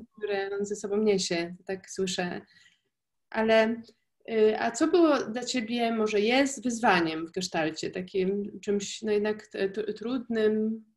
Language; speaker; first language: Polish; native; Polish